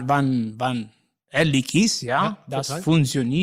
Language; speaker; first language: German; non-native, learner; Italian